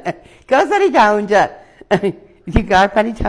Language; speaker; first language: Nepali; non-native, learner; English